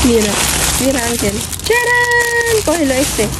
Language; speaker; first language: Spanish; non-native, learner; Filipino